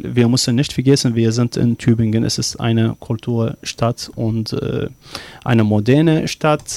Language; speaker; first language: German; non-native, learner; Arabic